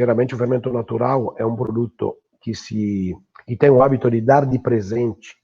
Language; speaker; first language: Portuguese; non-native, fluent; Italian